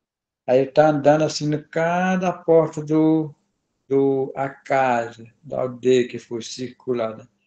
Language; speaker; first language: Portuguese; non-native, local second language; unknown